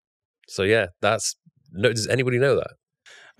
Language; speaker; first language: English; native; English